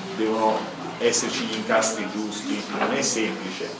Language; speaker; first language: Italian; native; Italian